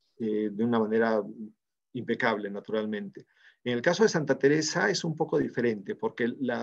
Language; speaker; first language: Spanish; native; Spanish